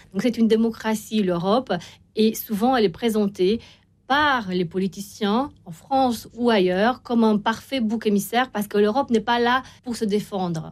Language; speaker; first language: French; non-native, fluent; Romanian